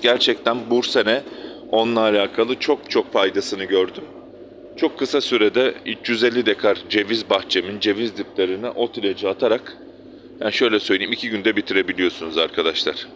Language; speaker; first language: Turkish; native; Turkish